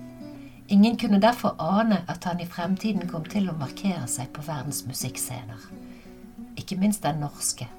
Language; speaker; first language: Norwegian; native; Norwegian